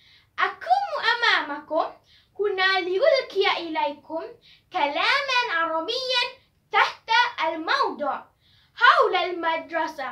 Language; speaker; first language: Arabic; non-native, learner; Malay